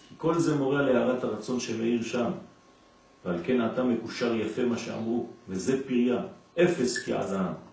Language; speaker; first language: Hebrew; non-native, fluent; French